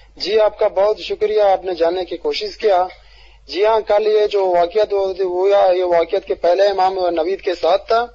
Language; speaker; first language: Urdu; non-native, local second language; Baluchi